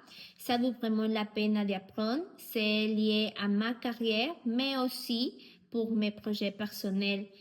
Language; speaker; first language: French; non-native, learner; Spanish